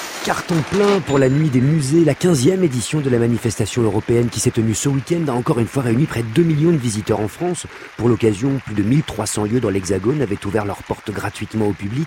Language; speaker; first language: French; native; French